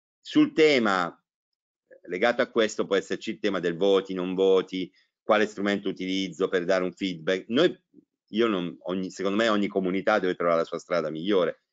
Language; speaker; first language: Italian; native; Italian